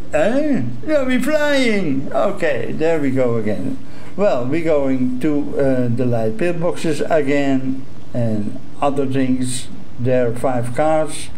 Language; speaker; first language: English; non-native, fluent; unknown